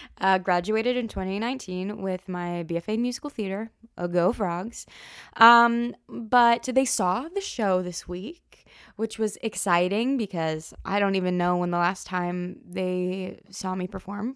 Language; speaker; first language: English; native; English